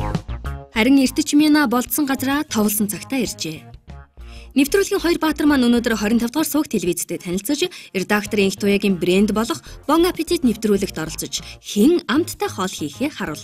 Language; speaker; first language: Mongolian; native; Mongolian